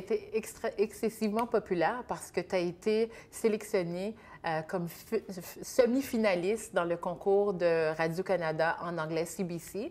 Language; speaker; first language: French; native; French